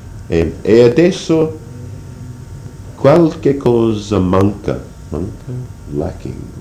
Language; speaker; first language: Italian; non-native, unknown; English